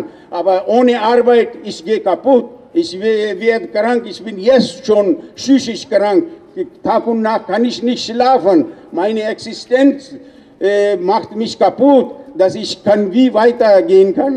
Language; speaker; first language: German; non-native, learner; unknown